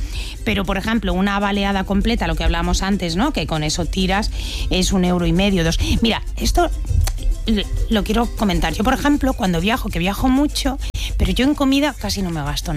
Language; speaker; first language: Spanish; native; Spanish